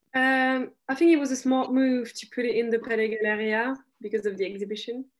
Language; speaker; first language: English; non-native, fluent; French